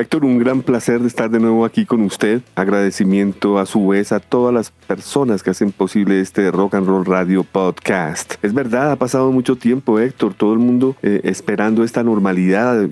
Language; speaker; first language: Spanish; native; Spanish